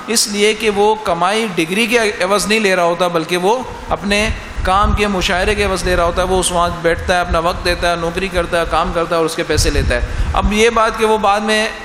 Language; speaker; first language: Urdu; native; Urdu